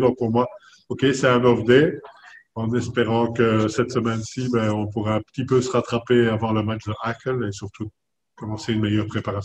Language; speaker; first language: French; native; French